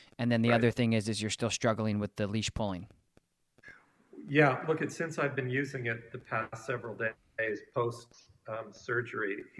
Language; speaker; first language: English; native; English